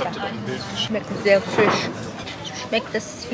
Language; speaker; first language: German; non-native, learner; Korean